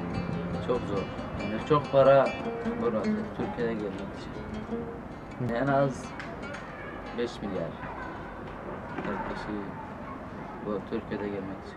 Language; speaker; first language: Turkish; non-native, learner; Arabic